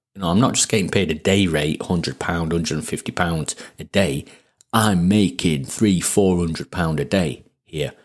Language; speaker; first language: English; native; English